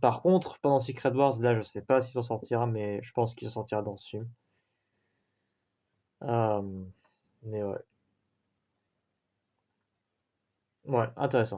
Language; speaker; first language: French; native; French